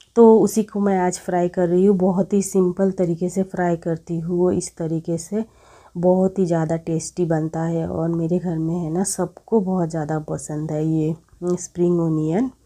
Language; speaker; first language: Hindi; non-native, local second language; Bangla